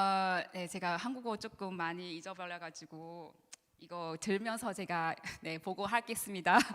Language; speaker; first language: Korean; non-native, learner; Chinese